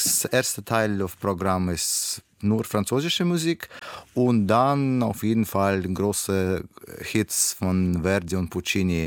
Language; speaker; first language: German; non-native, learner; Russian